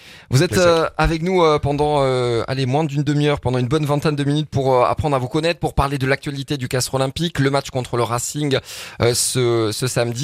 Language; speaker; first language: French; native; French